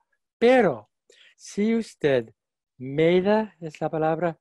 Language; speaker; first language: Spanish; non-native, fluent; English